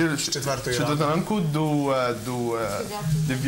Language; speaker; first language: Ukrainian; non-native, learner; Arabic